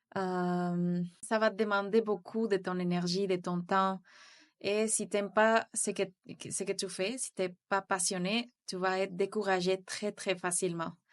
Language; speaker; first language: French; non-native, fluent; Spanish